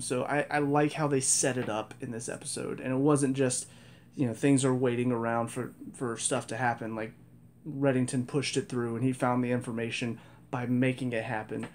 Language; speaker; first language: English; native; English